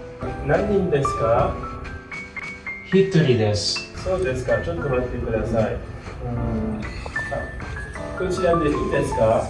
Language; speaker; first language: Japanese; non-native, learner; English